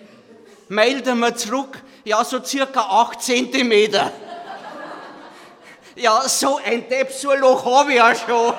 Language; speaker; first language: German; native; German